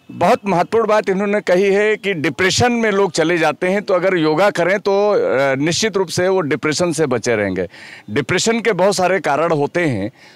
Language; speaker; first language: Hindi; native; Hindi